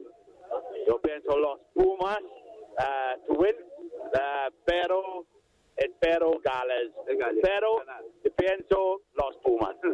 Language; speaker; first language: Spanish; non-native, learner; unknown